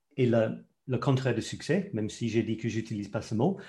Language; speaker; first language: French; non-native, fluent; English